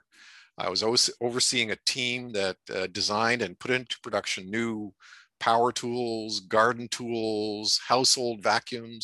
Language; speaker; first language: English; native; English